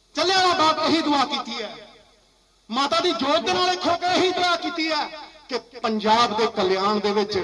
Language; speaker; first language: Hindi; non-native, local second language; Punjabi